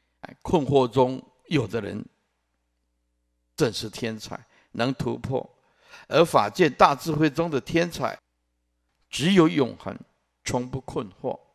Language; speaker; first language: Chinese; non-native, local second language; Min Nan Chinese